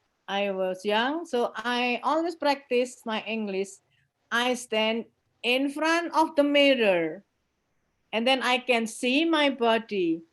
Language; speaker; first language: English; non-native, fluent; Indonesian